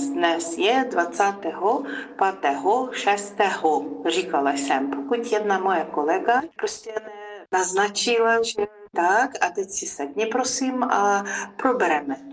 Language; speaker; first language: Czech; non-native, fluent; Ukrainian